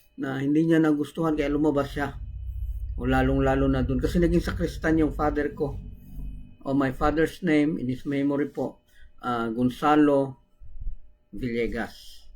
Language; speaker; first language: Filipino; non-native, local second language; Cebuano